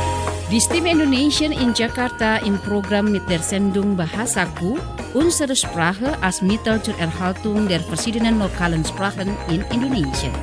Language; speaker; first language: German; non-native, fluent; Indonesian